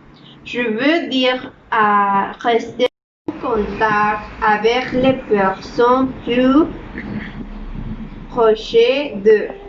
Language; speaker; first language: French; non-native, learner; Spanish